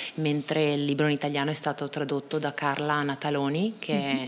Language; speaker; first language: Italian; native; Italian